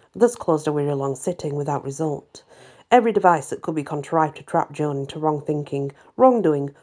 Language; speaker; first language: English; native; English